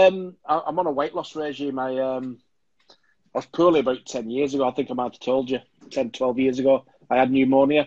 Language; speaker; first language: English; native; English